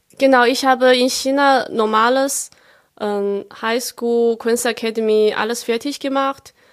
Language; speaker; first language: German; non-native, fluent; Chinese